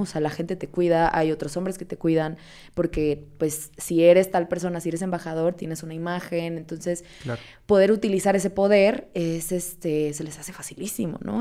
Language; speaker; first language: Spanish; native; Spanish